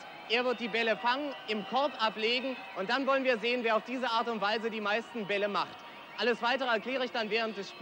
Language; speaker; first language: German; native; German